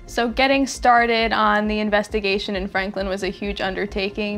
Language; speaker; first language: English; native; English